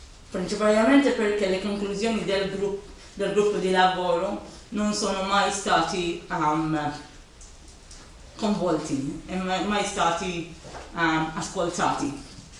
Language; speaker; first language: Italian; non-native, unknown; Maltese